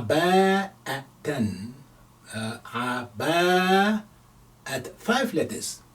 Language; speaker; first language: Arabic; non-native, fluent; English